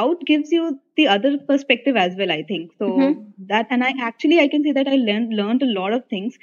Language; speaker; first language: English; non-native, local second language; Hindi